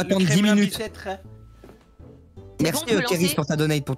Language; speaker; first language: French; native; French